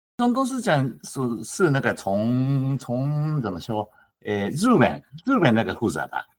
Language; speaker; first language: Chinese; non-native, fluent; Japanese